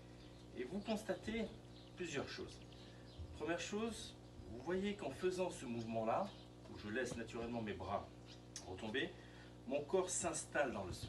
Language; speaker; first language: French; native; French